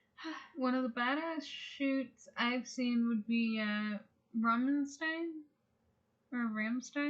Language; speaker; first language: English; native; English